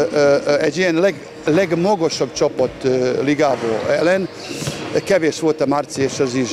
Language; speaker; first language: Hungarian; non-native, learner; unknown